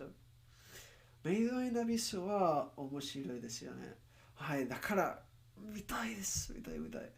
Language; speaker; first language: Japanese; non-native, learner; English